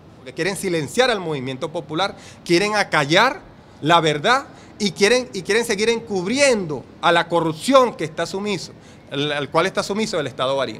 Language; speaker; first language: Spanish; native; Spanish